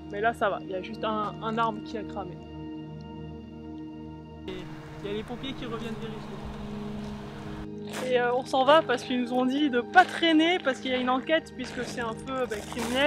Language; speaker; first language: French; native; French